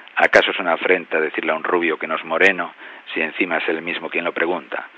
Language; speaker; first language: Spanish; non-native, local second language; Galician